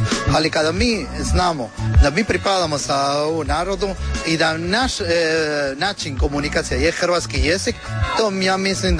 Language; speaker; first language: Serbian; non-native, learner; Spanish